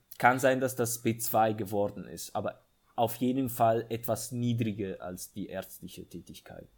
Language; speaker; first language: German; non-native, fluent; Italian